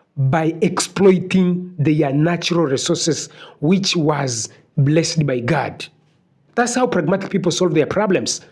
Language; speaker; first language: English; non-native, local second language; Swahili